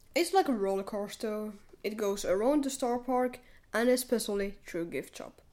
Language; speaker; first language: English; non-native, fluent; Finnish